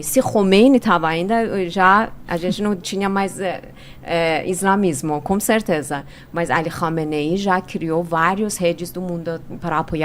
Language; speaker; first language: Portuguese; non-native, fluent; Persian